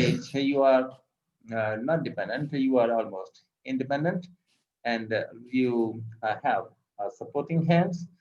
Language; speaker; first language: English; non-native, local second language; Urdu